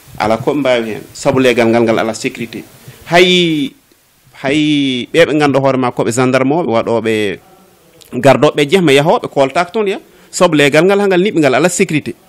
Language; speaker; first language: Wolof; non-native, local second language; Fula